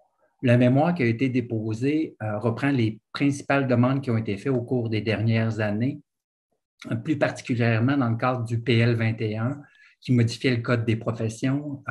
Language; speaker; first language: French; native; French